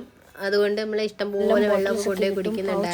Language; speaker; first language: Malayalam; native; Malayalam